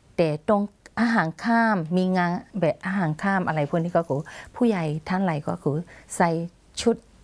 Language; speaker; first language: Thai; non-native, fluent; Burmese